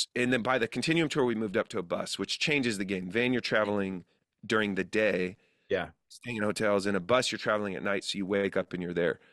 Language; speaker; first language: English; native; English